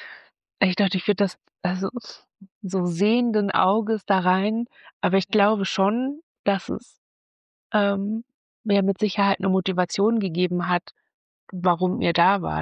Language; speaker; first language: German; native; German